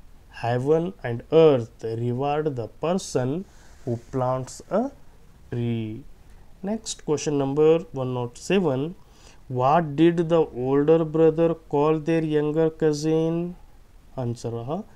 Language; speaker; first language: English; non-native, local second language; Urdu